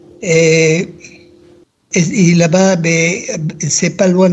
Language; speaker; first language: French; non-native, learner; Hebrew